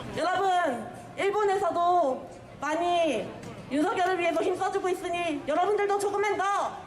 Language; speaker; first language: Korean; non-native, fluent; Japanese